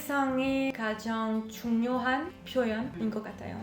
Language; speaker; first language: Korean; non-native, learner; French